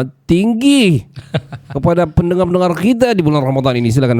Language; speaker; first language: Malay; native; Malay